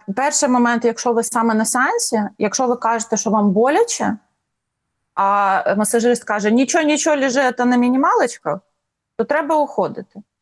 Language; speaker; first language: Ukrainian; non-native, local second language; Russian